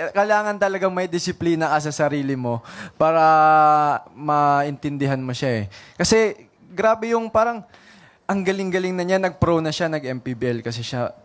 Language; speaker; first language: Filipino; native; Filipino